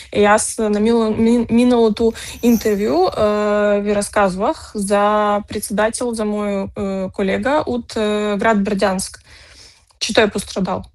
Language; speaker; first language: Bulgarian; early bilingual, heritage; Bulgarian